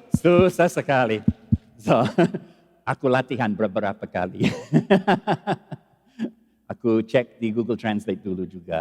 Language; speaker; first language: Indonesian; non-native, learner; English